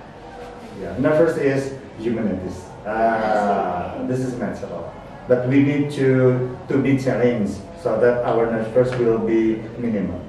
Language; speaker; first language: English; non-native, learner; Indonesian